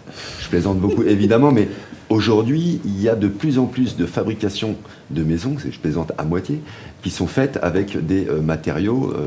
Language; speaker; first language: French; native; French